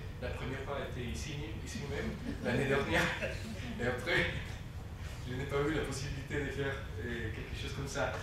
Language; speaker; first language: French; non-native, fluent; Spanish